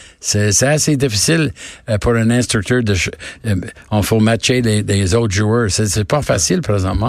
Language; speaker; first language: French; non-native, learner; English